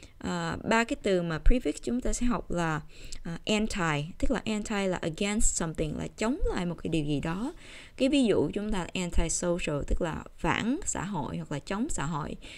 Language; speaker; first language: Vietnamese; early bilingual, heritage; Vietnamese